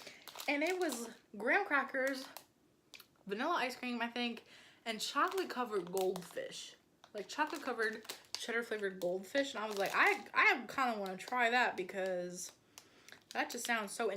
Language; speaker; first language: English; native; English